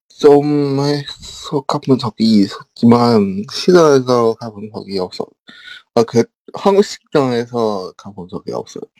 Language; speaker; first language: Korean; non-native, learner; Chinese